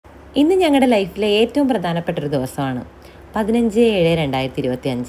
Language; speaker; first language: Malayalam; native; Malayalam